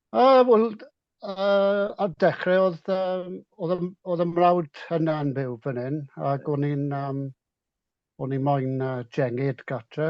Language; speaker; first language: Welsh; non-native, local second language; English